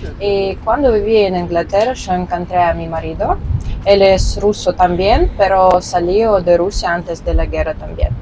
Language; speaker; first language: Spanish; non-native, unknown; Russian